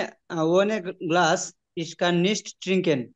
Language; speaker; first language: German; non-native, learner; Bangla